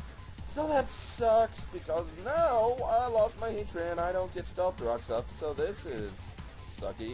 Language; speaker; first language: English; native; English